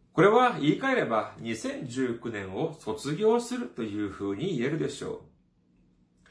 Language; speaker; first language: Japanese; non-native, fluent; Korean